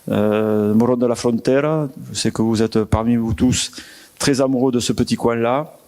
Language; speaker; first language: French; native; French